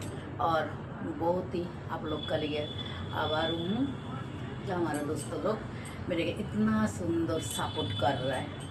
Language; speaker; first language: Hindi; non-native, local second language; Bangla